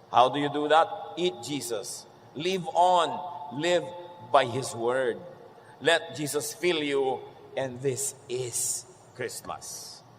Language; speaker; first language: English; non-native, local second language; Filipino